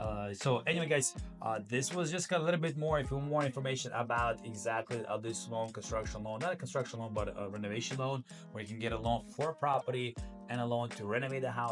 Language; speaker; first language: English; non-native, fluent; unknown